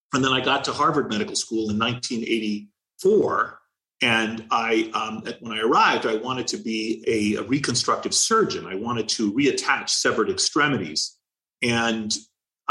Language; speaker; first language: English; native; English